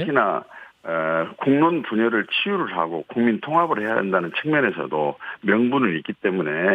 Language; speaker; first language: Korean; native; Korean